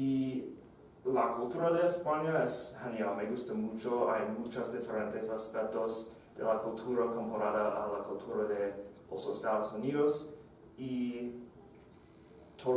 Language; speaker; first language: Spanish; non-native, fluent; English